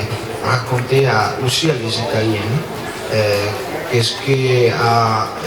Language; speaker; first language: French; non-native, learner; Italian